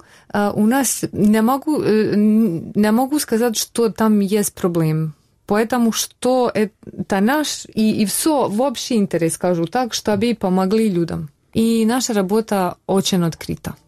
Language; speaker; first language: Russian; non-native, learner; Bosnian